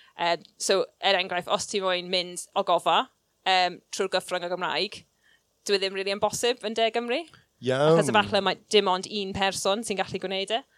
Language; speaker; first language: Welsh; non-native, local second language; English